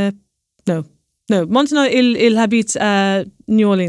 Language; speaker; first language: French; non-native, learner; English